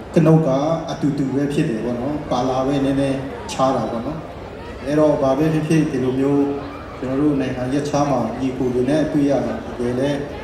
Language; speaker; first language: Burmese; non-native, local second language; Kachin